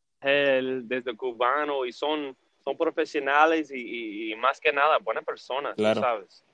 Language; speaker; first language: Spanish; early bilingual, heritage; English